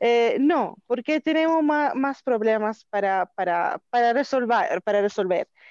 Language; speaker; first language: Spanish; non-native, learner; Arabic